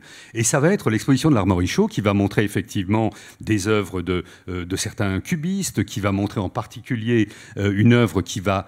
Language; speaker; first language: French; native; French